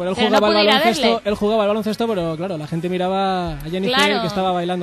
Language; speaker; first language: Spanish; native; Spanish